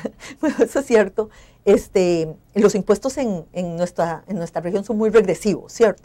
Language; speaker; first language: Spanish; native; Spanish